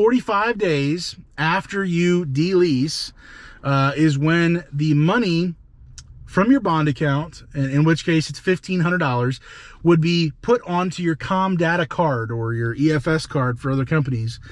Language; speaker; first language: English; native; English